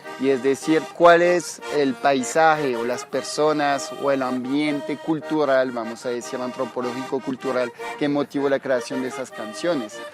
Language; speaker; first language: Spanish; non-native, fluent; French